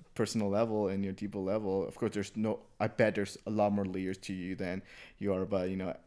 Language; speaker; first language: English; early bilingual, other home language; Burmese